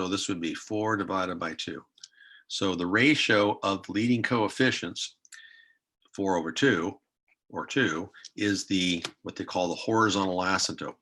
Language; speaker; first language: English; native; English